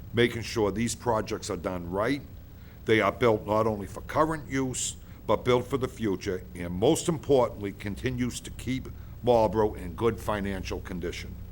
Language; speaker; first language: English; native; English